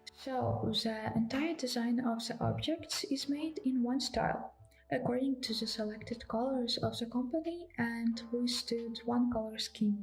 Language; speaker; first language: English; non-native, fluent; Ukrainian